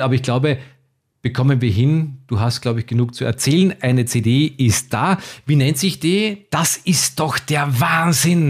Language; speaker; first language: German; native; German